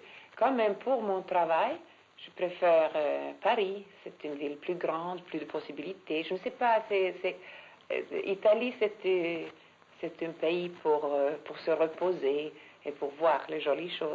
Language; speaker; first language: French; non-native, fluent; Swedish